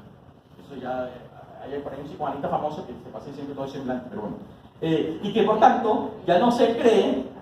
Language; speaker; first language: Spanish; native; Spanish